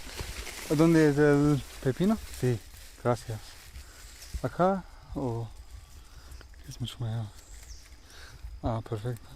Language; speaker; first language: Spanish; non-native, learner; English